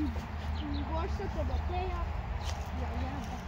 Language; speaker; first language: Spanish; early bilingual, heritage; Spanish